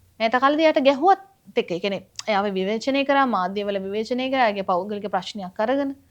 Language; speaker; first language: Sinhala; non-native, local second language; Tamil